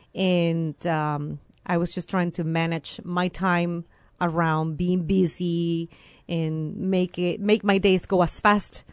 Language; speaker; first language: English; non-native, fluent; Spanish